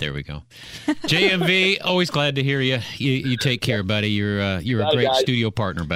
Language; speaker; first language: English; native; English